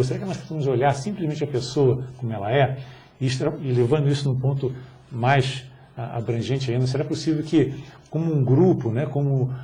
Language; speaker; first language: Portuguese; native; Portuguese